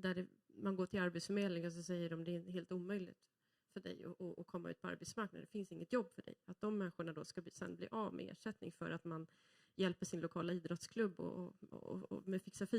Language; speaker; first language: Swedish; native; Swedish